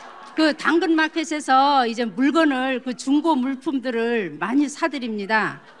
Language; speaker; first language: Korean; native; Korean